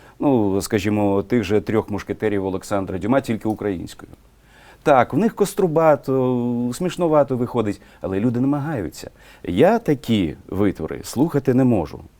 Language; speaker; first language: Ukrainian; non-native, local second language; Russian